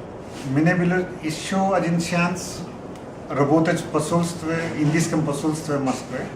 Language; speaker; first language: Russian; non-native, learner; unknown